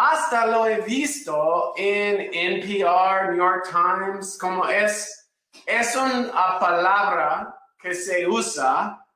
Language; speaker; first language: Spanish; non-native, fluent; English